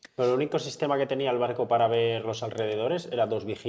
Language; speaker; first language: Spanish; native; Spanish